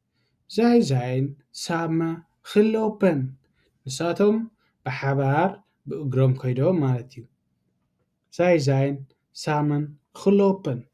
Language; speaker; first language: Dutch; non-native, learner; Tigrinya